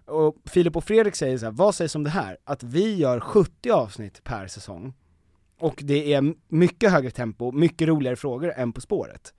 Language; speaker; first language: Swedish; native; Swedish